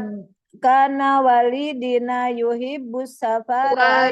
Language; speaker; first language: Arabic; non-native, learner; Indonesian